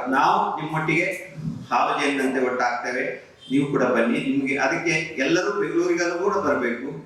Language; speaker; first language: Kannada; native; Kannada